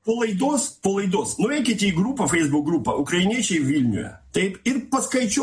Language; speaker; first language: Lithuanian; non-native, local second language; Russian